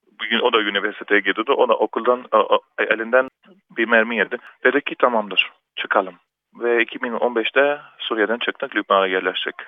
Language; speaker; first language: Turkish; early bilingual, heritage; Turkish